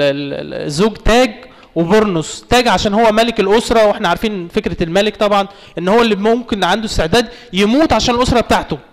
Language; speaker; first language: Arabic; native; Arabic